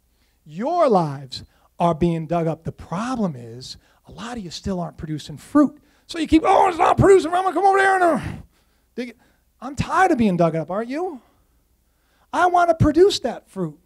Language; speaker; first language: English; native; English